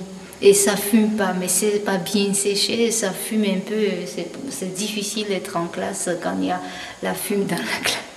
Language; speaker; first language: French; non-native, fluent; Georgian